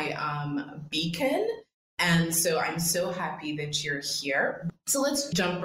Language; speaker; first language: English; non-native, local second language; Krio